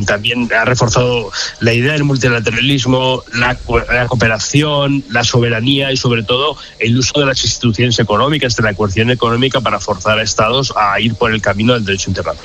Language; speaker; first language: Spanish; native; Spanish